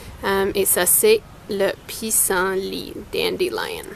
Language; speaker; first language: French; non-native, local second language; English